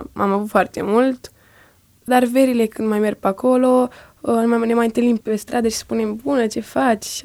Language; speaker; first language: Romanian; early bilingual, heritage; Romanian